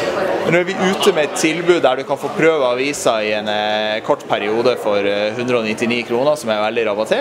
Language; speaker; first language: Norwegian; native; Norwegian